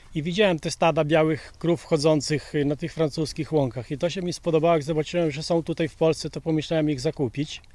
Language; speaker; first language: Polish; native; Polish